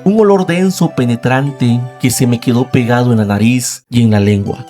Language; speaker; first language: Spanish; native; Spanish